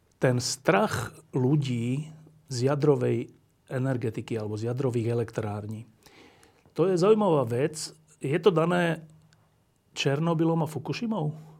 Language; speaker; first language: Slovak; native; Slovak